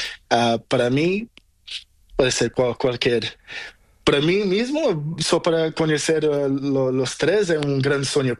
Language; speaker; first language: Spanish; non-native, learner; Portuguese